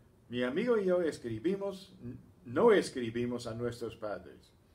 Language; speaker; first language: Spanish; non-native, fluent; English